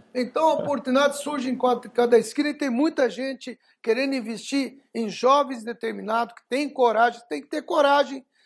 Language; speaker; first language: Portuguese; early bilingual, other home language; Arabic